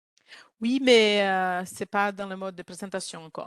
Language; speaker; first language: French; non-native, learner; Portuguese